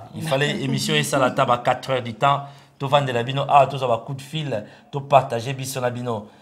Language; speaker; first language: French; non-native, local second language; Lingala